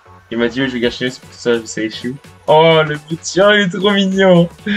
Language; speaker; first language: French; native; French